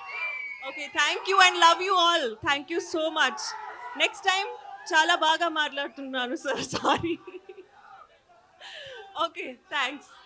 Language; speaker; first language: Telugu; non-native, learner; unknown